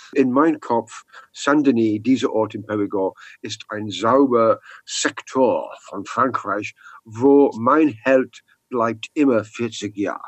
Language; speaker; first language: German; non-native, learner; English